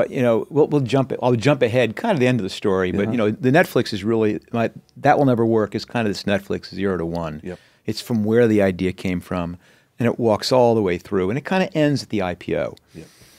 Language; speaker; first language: English; native; English